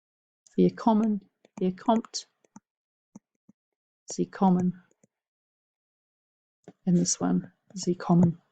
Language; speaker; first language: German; non-native, fluent; English